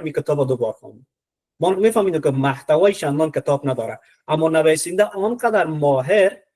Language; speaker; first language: Persian; native; Persian